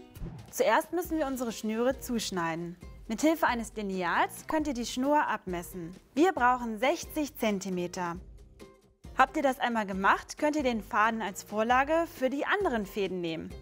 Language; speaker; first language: German; native; German